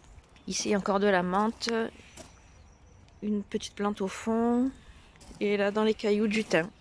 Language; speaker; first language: French; native; French